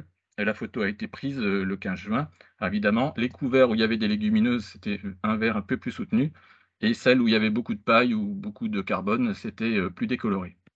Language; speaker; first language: French; native; French